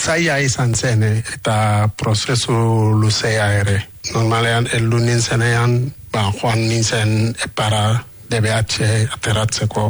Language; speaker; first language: Basque; non-native, learner; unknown